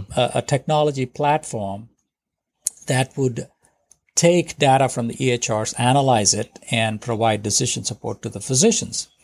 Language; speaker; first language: English; non-native, local second language; Telugu